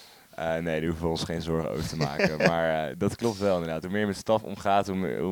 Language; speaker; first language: Dutch; native; Dutch